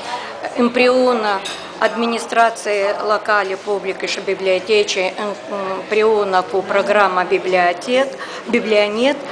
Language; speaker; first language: Romanian; non-native, local second language; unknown